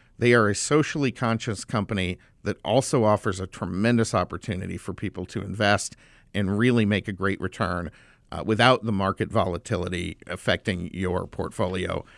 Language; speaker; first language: English; native; English